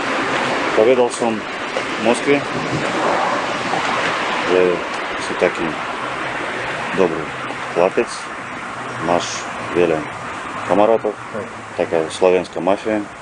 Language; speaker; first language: Slovak; non-native, learner; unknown